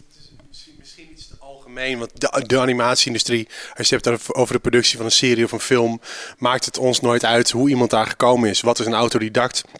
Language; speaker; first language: Dutch; native; Dutch